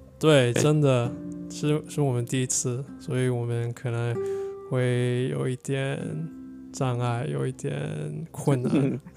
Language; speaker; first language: Chinese; non-native, learner; English